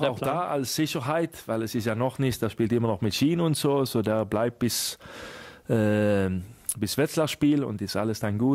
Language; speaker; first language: German; non-native, fluent; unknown